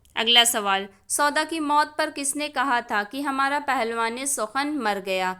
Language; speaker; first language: Urdu; native; Urdu